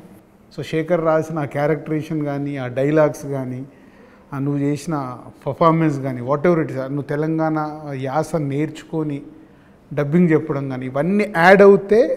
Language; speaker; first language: Telugu; native; Telugu